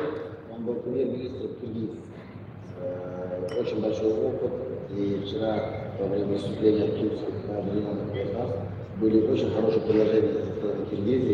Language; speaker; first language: Russian; non-native, local second language; Uzbek